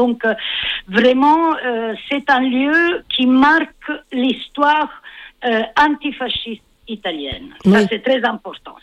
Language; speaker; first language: French; non-native, fluent; Italian